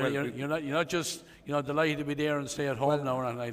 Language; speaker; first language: English; native; English